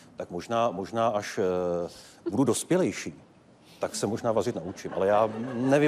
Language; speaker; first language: Czech; native; Czech